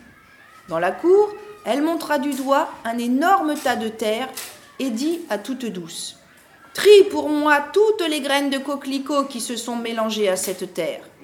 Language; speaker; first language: French; native; French